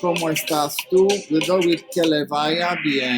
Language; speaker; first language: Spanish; non-native, learner; English